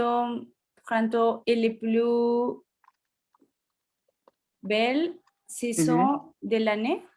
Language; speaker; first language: French; non-native, learner; Spanish